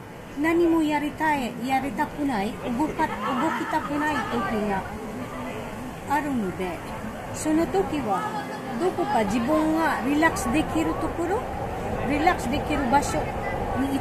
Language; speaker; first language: Japanese; non-native, fluent; Filipino